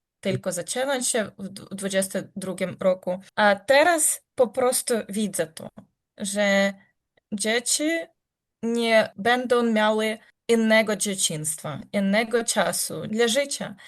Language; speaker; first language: Polish; non-native, learner; Ukrainian